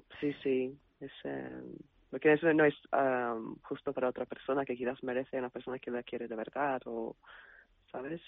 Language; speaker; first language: Spanish; non-native, fluent; English